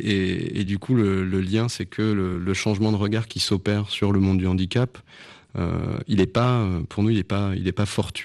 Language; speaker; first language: French; native; French